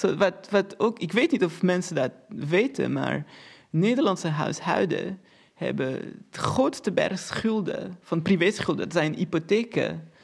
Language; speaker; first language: Dutch; non-native, fluent; Portuguese